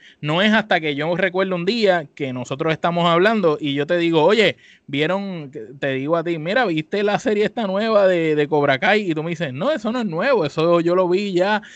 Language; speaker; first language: Spanish; native; Spanish